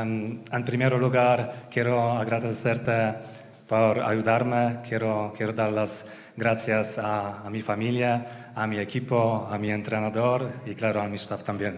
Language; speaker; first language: Spanish; non-native, learner; Polish